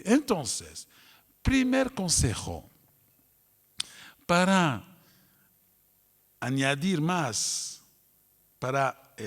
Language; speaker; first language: Spanish; non-native, fluent; French